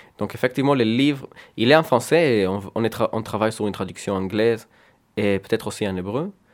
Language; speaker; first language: French; non-native, fluent; Hebrew